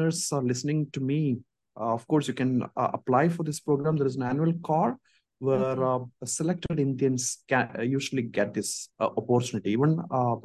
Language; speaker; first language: English; non-native, local second language; Malayalam